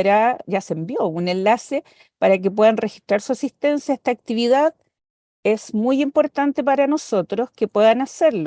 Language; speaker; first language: Spanish; native; Spanish